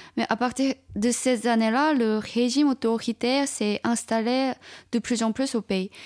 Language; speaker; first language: French; non-native, fluent; Chinese